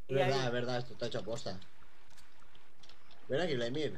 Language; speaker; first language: Spanish; native; Spanish